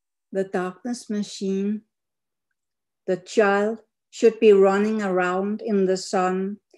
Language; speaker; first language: English; non-native, fluent; Danish